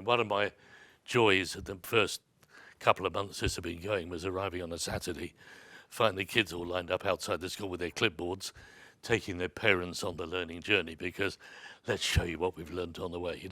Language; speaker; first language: English; native; English